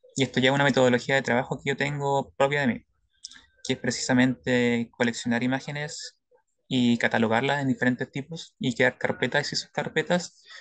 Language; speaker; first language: Spanish; native; Spanish